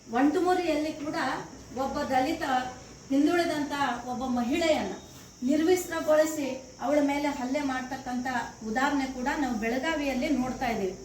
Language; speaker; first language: Kannada; native; Kannada